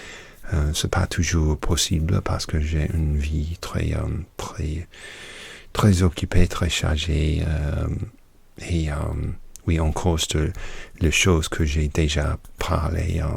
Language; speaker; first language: French; non-native, learner; English